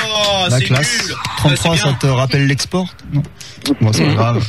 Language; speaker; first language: French; native; French